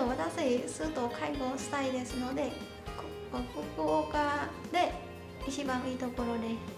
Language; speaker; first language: Japanese; non-native, learner; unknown